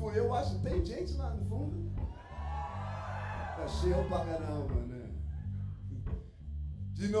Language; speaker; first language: Portuguese; non-native, fluent; English